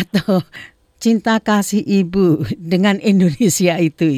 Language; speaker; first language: Indonesian; native; Indonesian